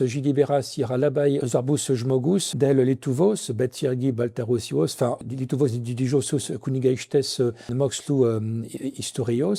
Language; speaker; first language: Lithuanian; non-native, fluent; French